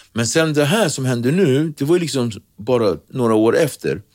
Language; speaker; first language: Swedish; early bilingual, other home language; Kabuverdianu